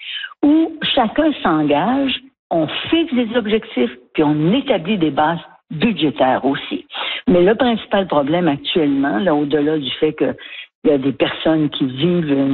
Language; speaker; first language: French; native; French